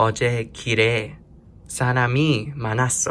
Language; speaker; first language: Korean; non-native, learner; English